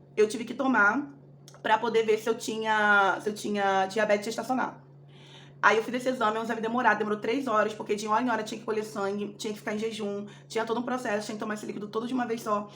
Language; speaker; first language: Portuguese; native; Portuguese